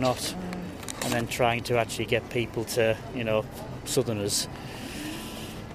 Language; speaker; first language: English; native; English